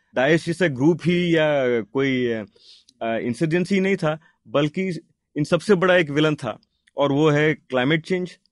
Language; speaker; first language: Hindi; non-native, local second language; Telugu